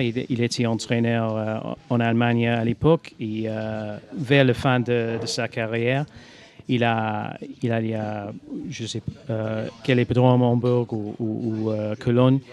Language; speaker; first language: French; non-native, fluent; English